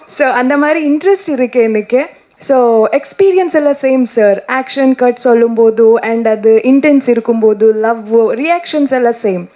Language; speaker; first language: Tamil; non-native, learner; Kannada